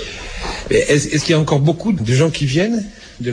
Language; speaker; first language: French; native; French